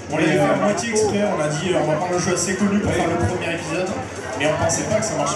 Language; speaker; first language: French; native; French